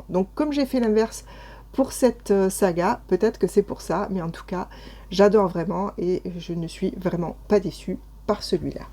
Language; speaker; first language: French; native; French